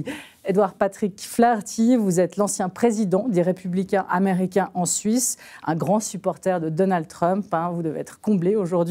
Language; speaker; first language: French; native; French